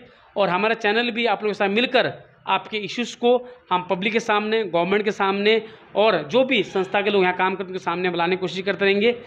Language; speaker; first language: Hindi; native; Hindi